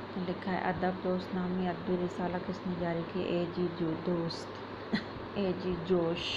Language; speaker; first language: Urdu; non-native, local second language; Punjabi